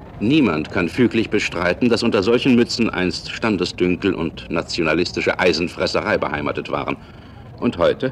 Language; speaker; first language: German; native; German